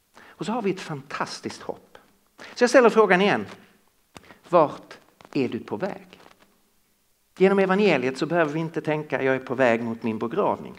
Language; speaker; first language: Swedish; native; Swedish